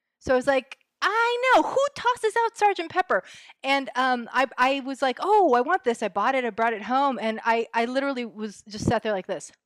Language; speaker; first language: English; early bilingual, other home language; Spanish